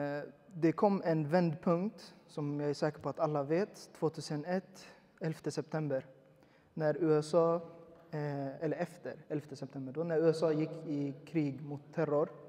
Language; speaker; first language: Swedish; early bilingual, other home language; Uyghur